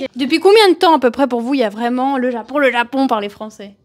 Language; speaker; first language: French; native; French